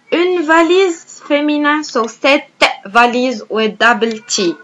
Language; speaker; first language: French; non-native, fluent; Arabic